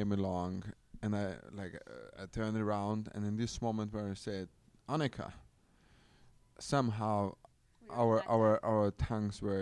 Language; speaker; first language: English; non-native, fluent; German